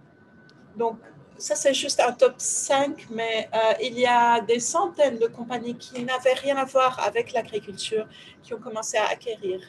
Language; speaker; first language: French; non-native, fluent; Ukrainian